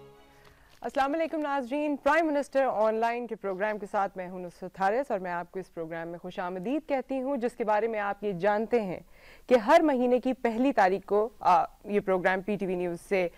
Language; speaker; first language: Urdu; native; Urdu